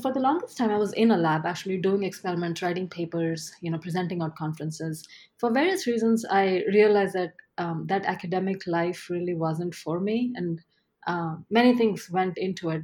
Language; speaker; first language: English; non-native, local second language; Gujarati